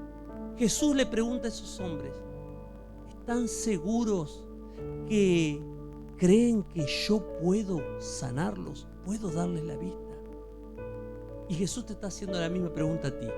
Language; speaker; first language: Spanish; native; Spanish